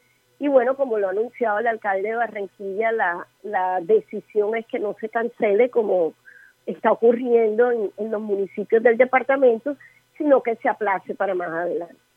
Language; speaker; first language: Spanish; native; Spanish